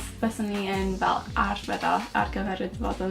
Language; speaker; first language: Welsh; native; Welsh